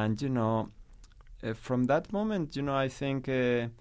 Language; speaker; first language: English; non-native, fluent; Spanish